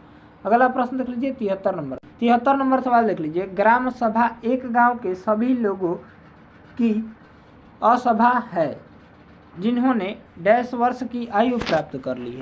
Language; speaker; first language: Hindi; native; Hindi